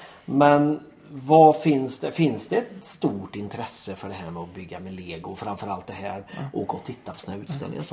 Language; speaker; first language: Swedish; native; Swedish